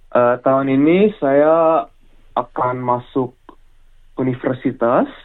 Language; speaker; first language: Indonesian; early bilingual, heritage; English